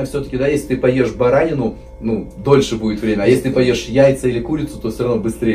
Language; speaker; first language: Russian; native; Russian